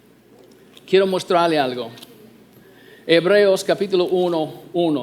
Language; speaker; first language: Spanish; non-native, fluent; English